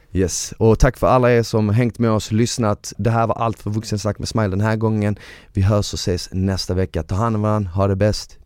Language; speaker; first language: Swedish; early bilingual, other home language; Bosnian